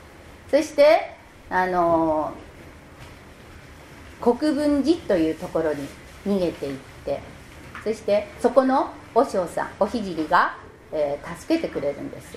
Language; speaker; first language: Japanese; native; Japanese